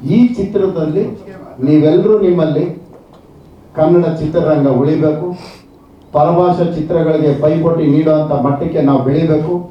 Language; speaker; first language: Kannada; non-native, local second language; Telugu